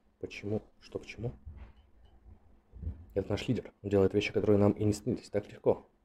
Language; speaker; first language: Russian; native; Russian